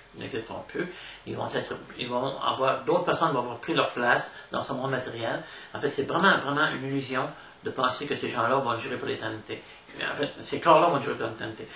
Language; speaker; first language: French; native; French